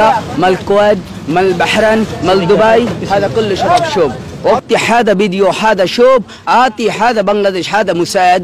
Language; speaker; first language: Arabic; non-native, learner; Bangla